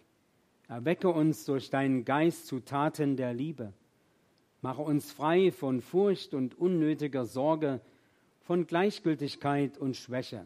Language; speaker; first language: German; native; German